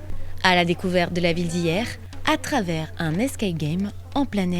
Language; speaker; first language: French; native; French